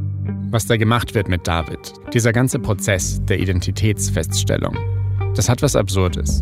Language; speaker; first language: German; native; German